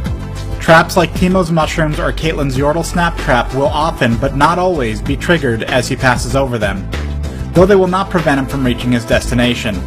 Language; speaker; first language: English; native; English